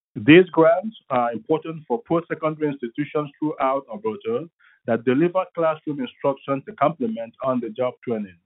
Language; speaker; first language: English; non-native, local second language; Igbo